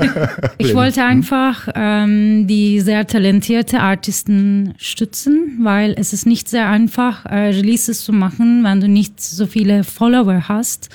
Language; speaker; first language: German; non-native, learner; Turkish